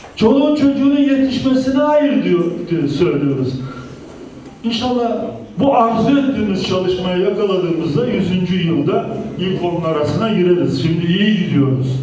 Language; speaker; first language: Turkish; native; Turkish